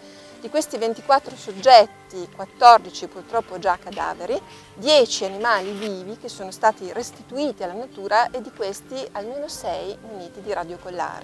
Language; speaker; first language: Italian; native; Italian